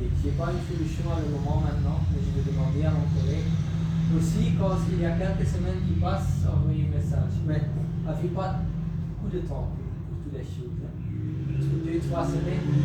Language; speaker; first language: French; non-native, local second language; Dutch